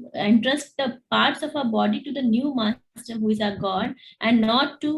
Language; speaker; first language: English; non-native, local second language; Hindi